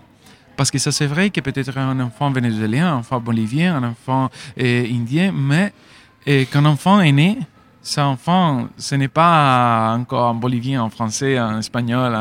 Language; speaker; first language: French; non-native, fluent; Spanish